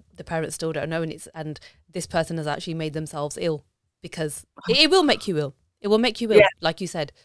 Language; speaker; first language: English; native; English